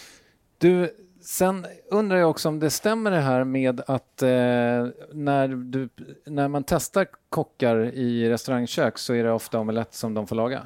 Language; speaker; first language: Swedish; native; Swedish